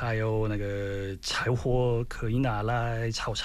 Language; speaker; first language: Chinese; non-native, fluent; Korean